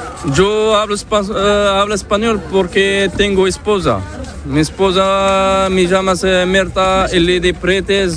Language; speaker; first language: Spanish; non-native, learner; Arabic